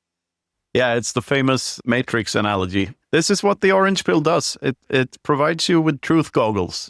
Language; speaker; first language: English; non-native, fluent; Swedish